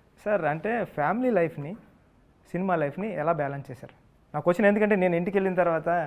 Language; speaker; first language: Telugu; native; Telugu